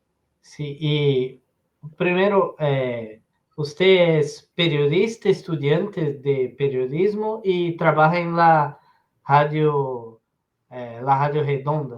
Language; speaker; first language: Spanish; non-native, learner; Portuguese